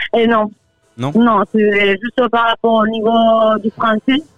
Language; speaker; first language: French; non-native, fluent; Spanish